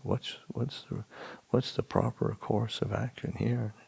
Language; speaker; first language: English; native; English